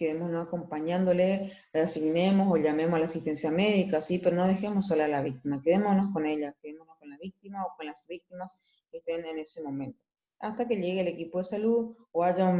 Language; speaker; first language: Spanish; native; Spanish